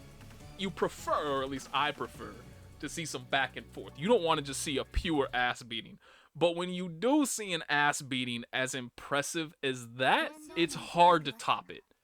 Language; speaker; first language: English; native; English